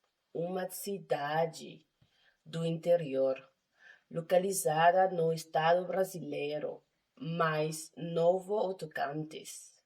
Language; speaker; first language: Portuguese; non-native, learner; English